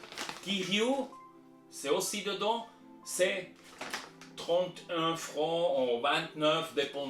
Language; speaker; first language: French; non-native, local second language; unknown